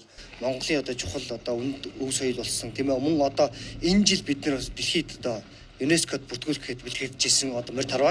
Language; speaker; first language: Mongolian; native; Mongolian